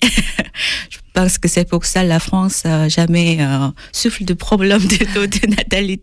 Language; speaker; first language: French; non-native, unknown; Korean